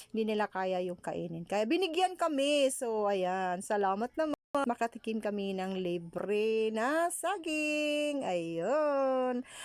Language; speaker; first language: Filipino; non-native, local second language; Cebuano